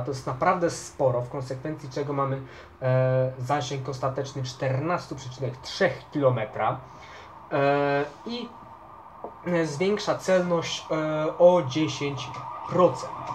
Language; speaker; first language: Polish; native; Polish